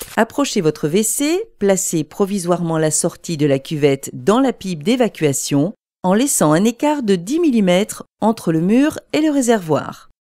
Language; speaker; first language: French; native; French